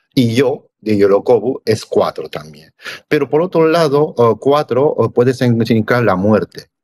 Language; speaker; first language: Spanish; non-native, fluent; Japanese